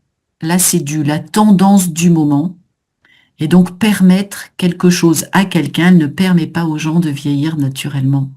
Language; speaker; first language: French; native; French